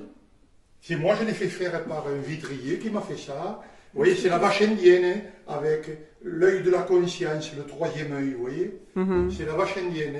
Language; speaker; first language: French; native; French